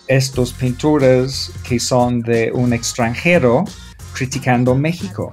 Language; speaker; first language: Spanish; non-native, fluent; English